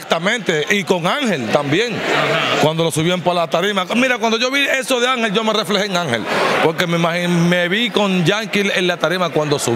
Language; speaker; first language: Spanish; native; Spanish